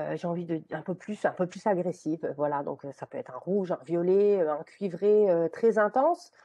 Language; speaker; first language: French; native; French